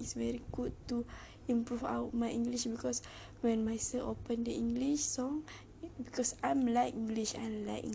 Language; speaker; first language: English; non-native, learner; Malay